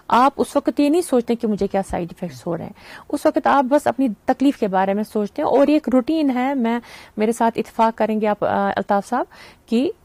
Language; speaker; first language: Hindi; non-native, local second language; Kashmiri